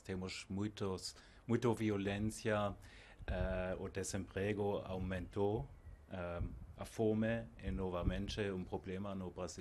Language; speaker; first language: Portuguese; non-native, fluent; German